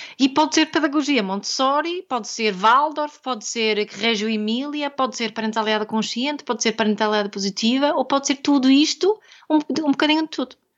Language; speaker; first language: Portuguese; non-native, fluent; Swedish